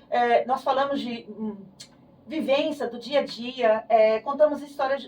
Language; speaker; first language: Portuguese; native; Portuguese